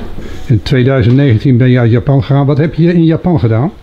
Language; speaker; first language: Dutch; native; Dutch